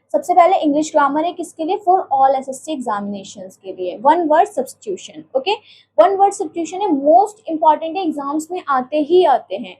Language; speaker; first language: Hindi; native; Hindi